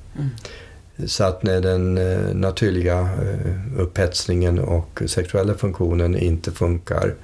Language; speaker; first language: Swedish; early bilingual, other home language; English